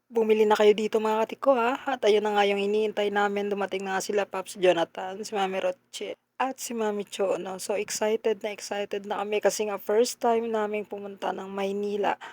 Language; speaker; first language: Filipino; non-native, local second language; Hiligaynon